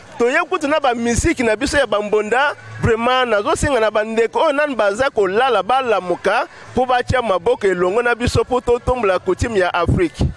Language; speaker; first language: Lingala; non-native, fluent; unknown